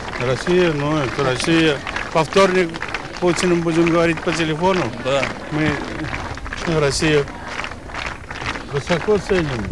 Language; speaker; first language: Russian; non-native, local second language; Turkmen